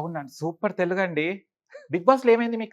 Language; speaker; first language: Telugu; native; Telugu